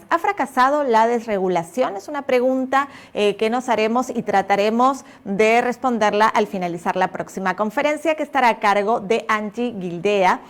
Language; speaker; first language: Spanish; native; Spanish